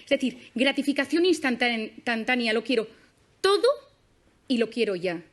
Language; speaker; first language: Spanish; native; Spanish